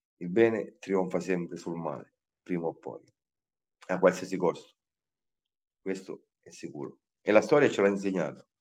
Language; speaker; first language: Italian; native; Italian